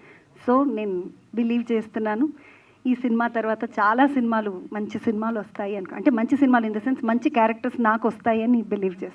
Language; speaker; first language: Telugu; native; Telugu